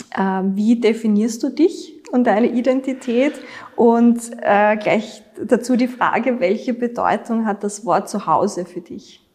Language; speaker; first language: German; native; German